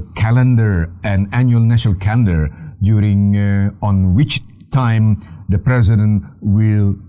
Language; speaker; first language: English; non-native, fluent; Indonesian